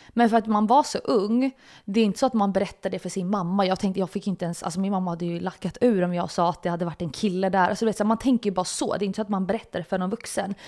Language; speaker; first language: Swedish; native; Swedish